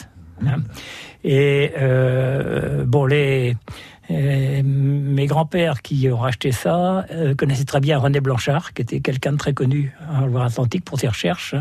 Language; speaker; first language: French; native; French